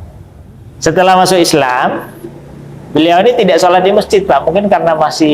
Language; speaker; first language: Malay; native; Malay